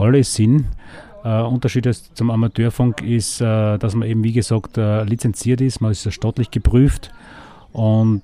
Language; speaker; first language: German; native; German